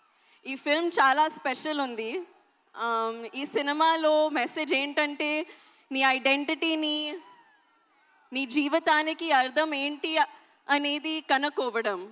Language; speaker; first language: Telugu; non-native, learner; Hindi